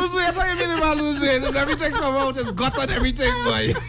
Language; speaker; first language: English; native; English